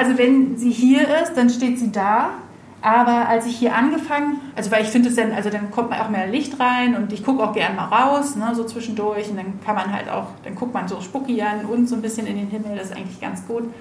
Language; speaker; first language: German; native; German